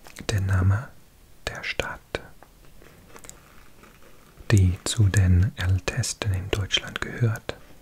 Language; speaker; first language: German; non-native, learner; English